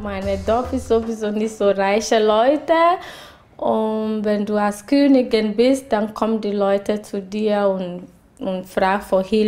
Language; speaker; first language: German; non-native, learner; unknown